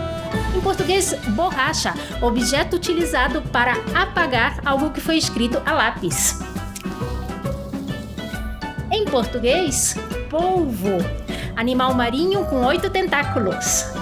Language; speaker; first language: Portuguese; non-native, fluent; Spanish